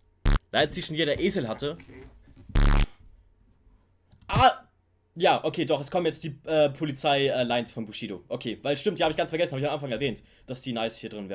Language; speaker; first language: German; native; German